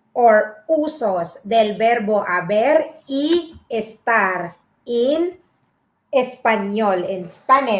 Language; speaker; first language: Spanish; non-native, learner; Filipino